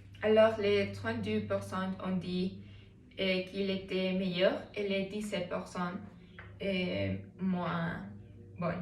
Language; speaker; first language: French; non-native, learner; Spanish